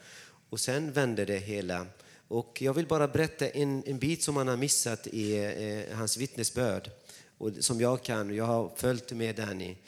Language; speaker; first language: Swedish; non-native, fluent; Arabic